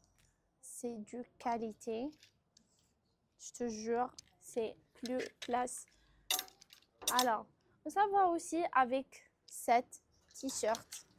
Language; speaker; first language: French; non-native, local second language; Arabic